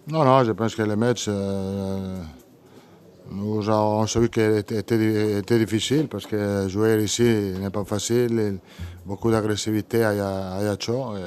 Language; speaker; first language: French; non-native, learner; Italian